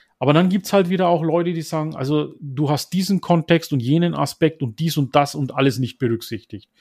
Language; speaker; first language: German; early bilingual, other home language; Turkish